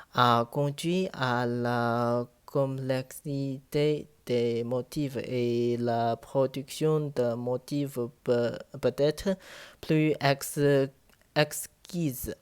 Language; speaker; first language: French; non-native, learner; Chinese